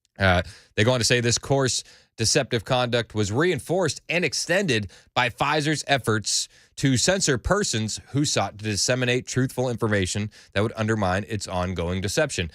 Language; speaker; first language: English; native; English